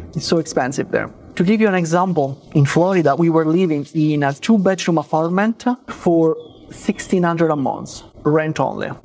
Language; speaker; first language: English; non-native, fluent; Italian